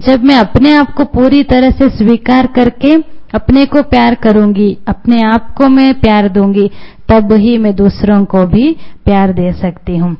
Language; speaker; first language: Hindi; native; Hindi